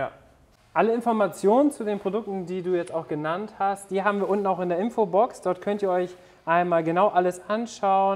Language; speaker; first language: German; native; German